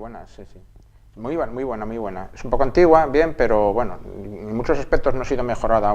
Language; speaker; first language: Spanish; native; Spanish